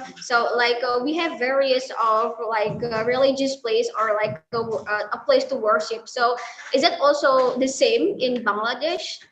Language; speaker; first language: English; non-native, local second language; Indonesian